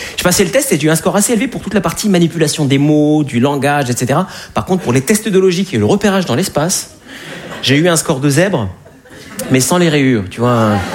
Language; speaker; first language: French; native; French